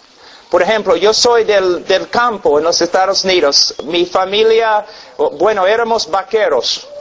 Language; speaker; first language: Spanish; non-native, fluent; English